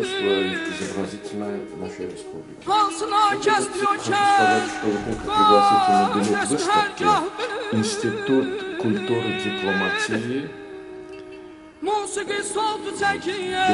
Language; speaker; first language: Russian; non-native, local second language; Azerbaijani